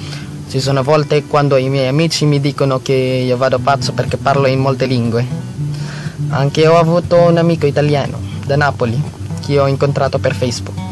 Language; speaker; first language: Italian; non-native, learner; Filipino